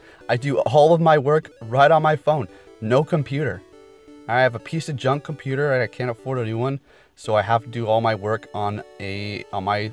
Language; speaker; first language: English; native; English